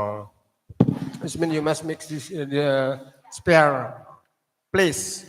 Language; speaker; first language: English; non-native, learner; Indonesian